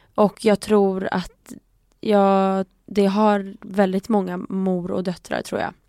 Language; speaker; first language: Swedish; non-native, fluent; Italian